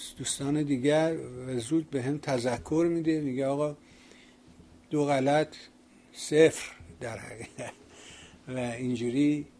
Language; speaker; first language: Persian; native; Persian